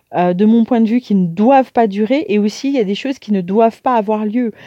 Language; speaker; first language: French; native; French